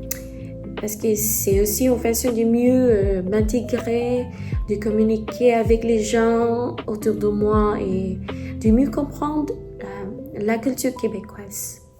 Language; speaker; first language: French; non-native, learner; Filipino